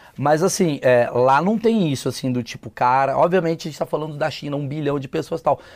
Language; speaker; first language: Portuguese; native; Portuguese